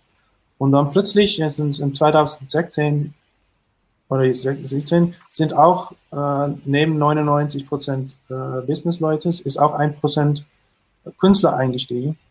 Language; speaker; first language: German; non-native, fluent; Dutch